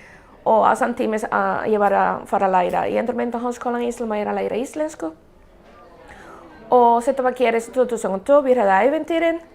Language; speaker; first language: Icelandic; non-native, fluent; Spanish